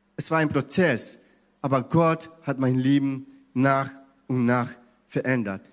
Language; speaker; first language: German; non-native, fluent; Spanish